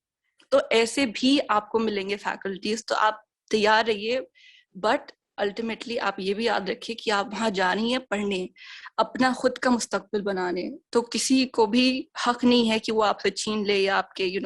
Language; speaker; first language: Hindi; native; Hindi